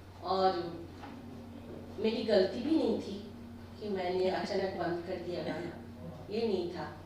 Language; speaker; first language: Hindi; non-native, local second language; Bangla